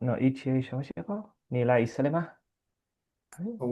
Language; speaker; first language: Chinese; non-native, learner; Hebrew